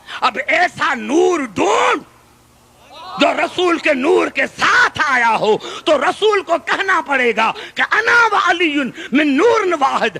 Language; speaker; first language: Urdu; non-native, local second language; Punjabi